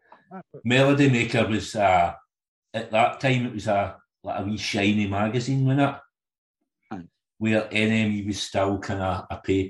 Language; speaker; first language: English; native; English